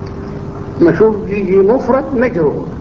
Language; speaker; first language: Arabic; native; Arabic